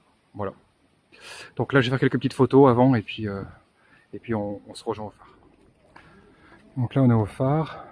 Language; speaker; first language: French; native; French